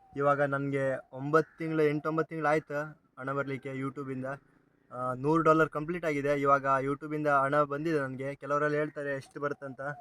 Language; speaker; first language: Kannada; native; Kannada